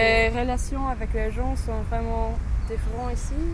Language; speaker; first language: French; non-native, learner; English